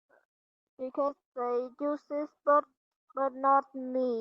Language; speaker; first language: English; non-native, learner; Vietnamese